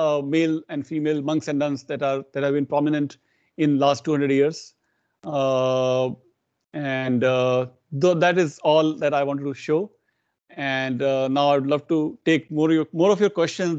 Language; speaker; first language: English; non-native, local second language; Hindi